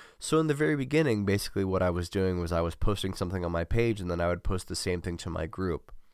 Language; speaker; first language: English; native; English